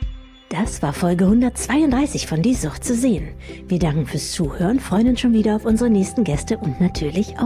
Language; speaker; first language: German; native; German